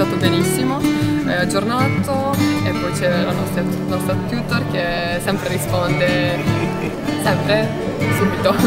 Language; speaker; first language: Italian; non-native, fluent; Serbian